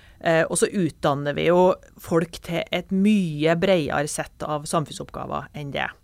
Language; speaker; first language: Norwegian; native; Norwegian